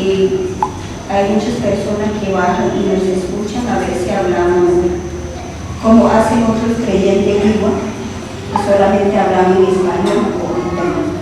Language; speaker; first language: Spanish; non-native, local second language; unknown